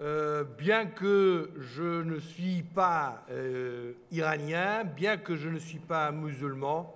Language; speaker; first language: French; non-native, fluent; Portuguese